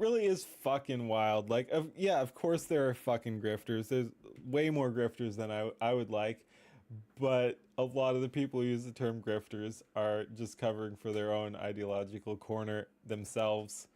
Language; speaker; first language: English; native; English